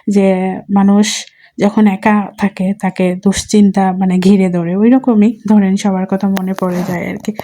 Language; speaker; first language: Bangla; non-native, local second language; Sylheti